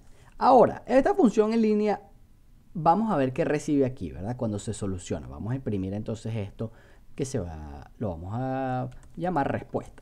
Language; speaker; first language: Spanish; native; Spanish